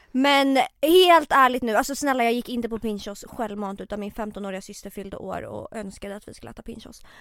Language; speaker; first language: Swedish; early bilingual, other home language; Serbian